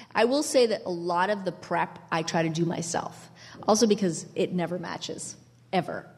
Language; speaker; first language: English; early bilingual, other home language; Italian